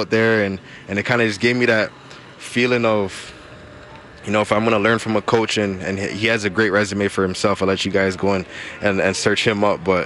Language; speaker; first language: English; native; English